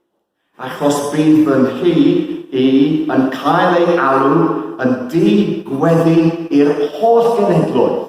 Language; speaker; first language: Welsh; non-native, fluent; English